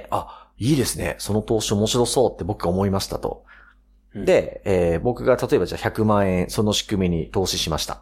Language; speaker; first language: Japanese; native; Japanese